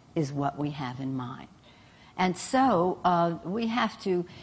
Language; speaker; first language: English; native; English